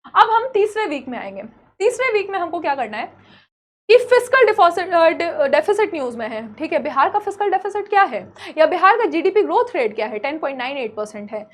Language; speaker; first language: Hindi; native; Hindi